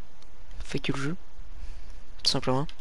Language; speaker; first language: French; native; French